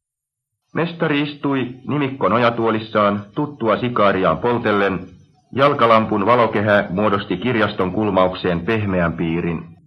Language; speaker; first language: Finnish; native; Finnish